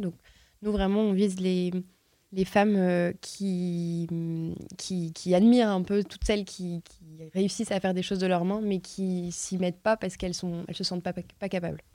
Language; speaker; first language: French; native; French